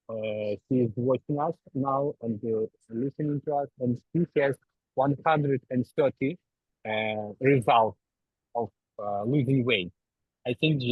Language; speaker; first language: English; non-native, learner; Ukrainian